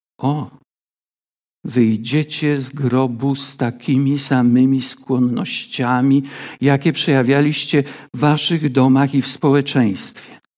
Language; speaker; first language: Polish; native; Polish